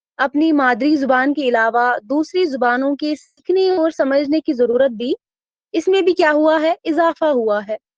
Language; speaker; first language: Urdu; non-native, local second language; Kashmiri